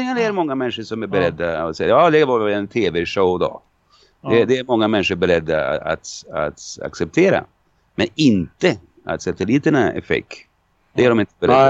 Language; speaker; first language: Swedish; non-native, fluent; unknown